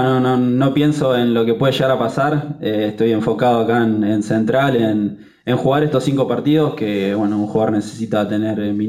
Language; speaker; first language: Spanish; native; Spanish